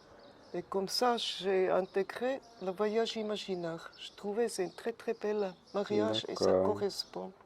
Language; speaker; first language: French; non-native, fluent; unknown